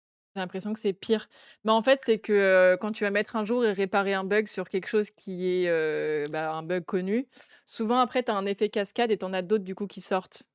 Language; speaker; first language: French; native; French